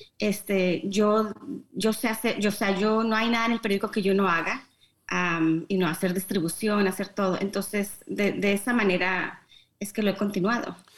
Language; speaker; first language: Spanish; native; Spanish